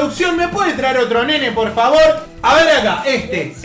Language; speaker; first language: Spanish; native; Spanish